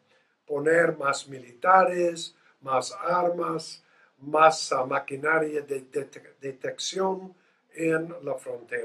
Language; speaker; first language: Spanish; non-native, fluent; English